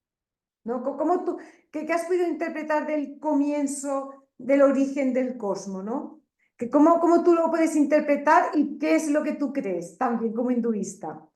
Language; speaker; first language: Spanish; native; Spanish